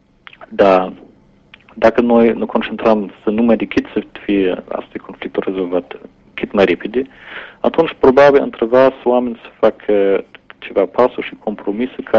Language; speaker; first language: Romanian; non-native, learner; German